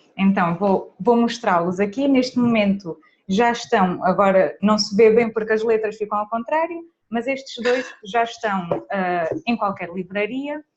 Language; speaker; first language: Portuguese; native; Portuguese